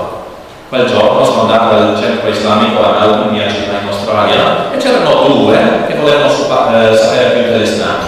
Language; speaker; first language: Italian; non-native, learner; English